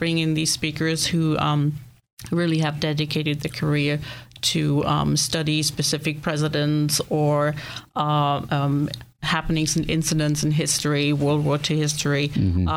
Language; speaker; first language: English; non-native, fluent; German